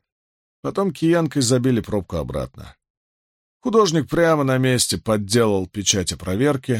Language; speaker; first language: Russian; native; Russian